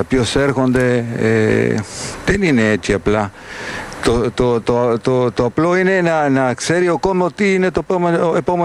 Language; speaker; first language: Greek; non-native, fluent; Spanish